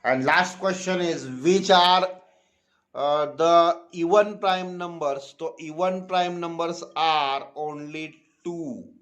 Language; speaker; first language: English; non-native, local second language; Marathi